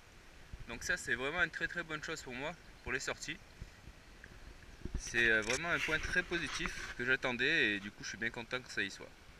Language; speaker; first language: French; native; French